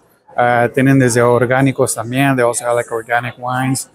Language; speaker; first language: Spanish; early bilingual, heritage; Spanish